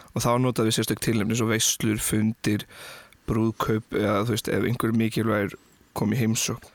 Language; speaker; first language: Icelandic; native; Icelandic